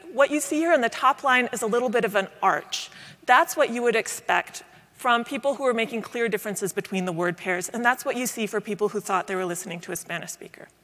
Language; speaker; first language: English; native; English